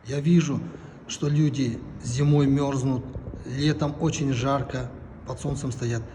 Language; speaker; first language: Russian; non-native, local second language; Kazakh